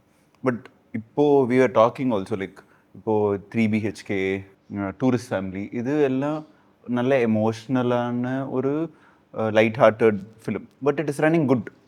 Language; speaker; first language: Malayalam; non-native, learner; Tamil